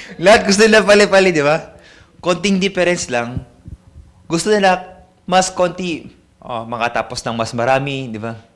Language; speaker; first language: Filipino; native; Filipino